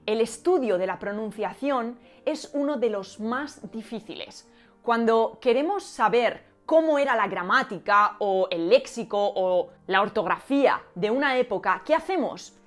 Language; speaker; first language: Spanish; native; Spanish